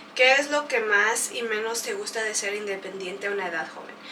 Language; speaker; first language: Spanish; early bilingual, heritage; Spanish